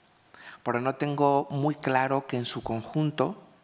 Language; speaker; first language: Spanish; native; Spanish